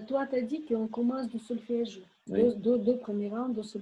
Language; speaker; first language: French; non-native, fluent; Ukrainian